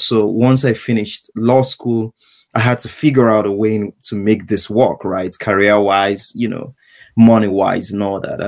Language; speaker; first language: English; non-native, local second language; Igbo